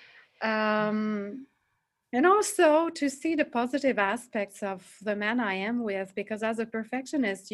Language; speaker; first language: English; non-native, fluent; French